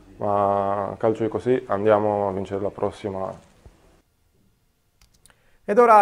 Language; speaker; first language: Italian; non-native, learner; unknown